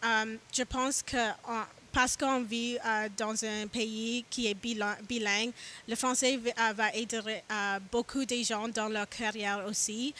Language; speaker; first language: French; non-native, learner; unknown